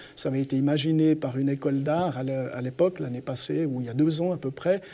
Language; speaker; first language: French; native; French